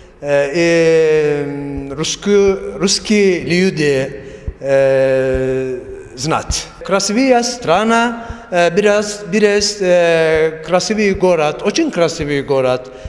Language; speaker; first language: Russian; non-native, learner; Turkish